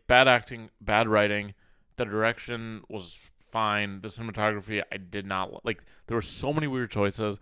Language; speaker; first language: English; early bilingual, other home language; Arabic